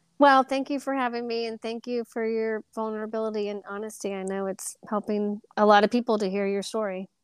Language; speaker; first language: English; native; English